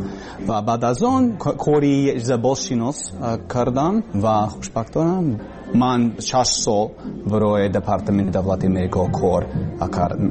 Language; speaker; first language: Persian; non-native, learner; English